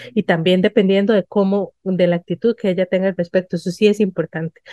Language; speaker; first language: Spanish; native; Spanish